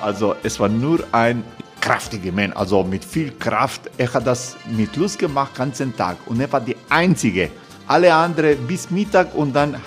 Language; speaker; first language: German; non-native, learner; Croatian